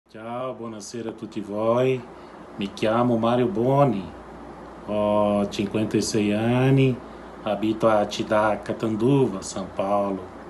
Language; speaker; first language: Italian; non-native, learner; Portuguese